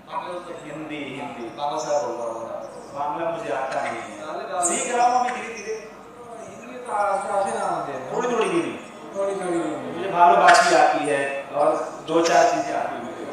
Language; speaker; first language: Hindi; non-native, learner; Bangla